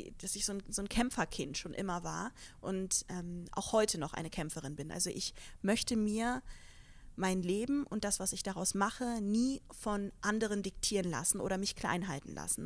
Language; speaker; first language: German; early bilingual, other home language; Arabic